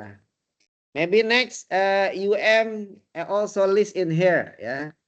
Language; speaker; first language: English; non-native, learner; Indonesian